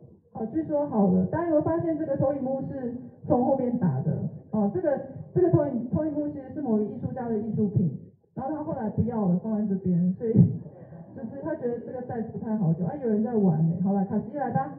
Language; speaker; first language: Chinese; native; Chinese